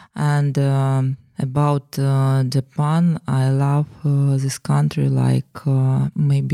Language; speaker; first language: English; non-native, learner; Russian